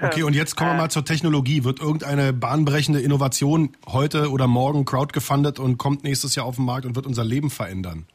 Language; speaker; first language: German; native; German